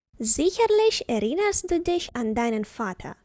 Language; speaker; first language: German; non-native, fluent; Ukrainian